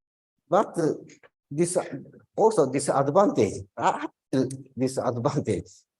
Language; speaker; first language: English; non-native, learner; Japanese